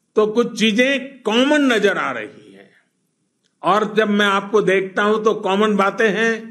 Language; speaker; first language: Hindi; non-native, local second language; Gujarati